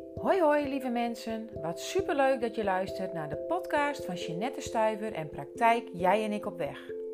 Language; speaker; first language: Dutch; non-native, local second language; Western Frisian